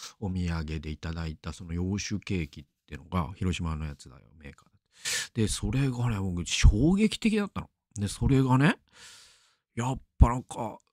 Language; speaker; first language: Japanese; native; Japanese